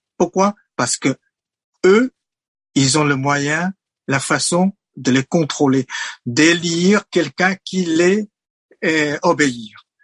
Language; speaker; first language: French; non-native, fluent; Chinese